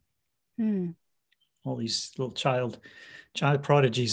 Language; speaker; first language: English; native; English